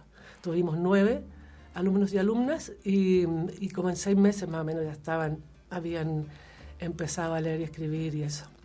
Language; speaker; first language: Spanish; native; Spanish